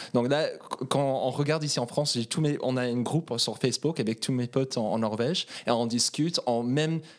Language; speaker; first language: French; non-native, fluent; Norwegian